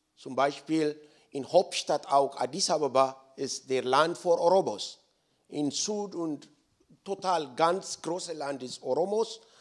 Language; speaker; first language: German; non-native, learner; Oromo